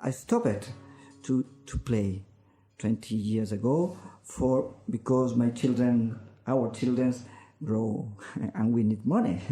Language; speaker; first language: English; non-native, learner; Spanish